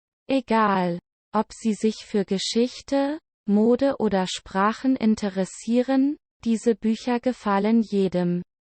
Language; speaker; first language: German; non-native, learner; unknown